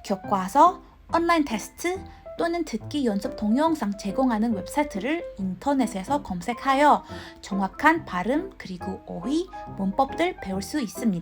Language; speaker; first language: Korean; non-native, learner; Indonesian